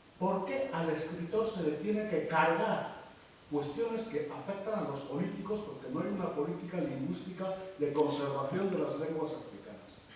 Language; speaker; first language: Spanish; non-native, local second language; Fang